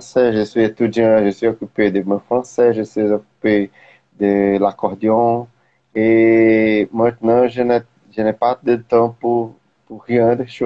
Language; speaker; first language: French; non-native, learner; Portuguese